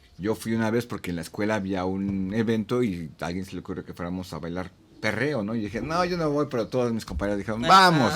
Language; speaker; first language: Spanish; native; Spanish